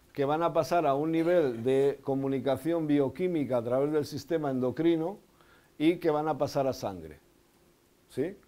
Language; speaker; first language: Spanish; native; Spanish